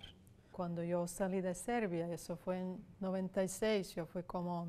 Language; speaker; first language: Spanish; non-native, fluent; Serbian